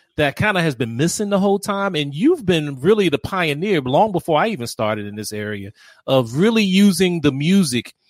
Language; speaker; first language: English; native; English